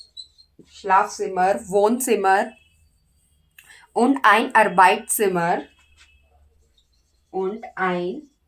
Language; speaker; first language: German; non-native, learner; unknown